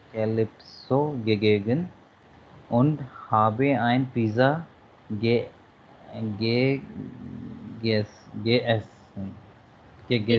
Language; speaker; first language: German; non-native, learner; Hindi